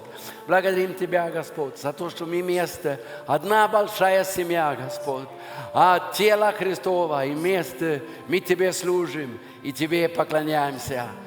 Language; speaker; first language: Russian; non-native, fluent; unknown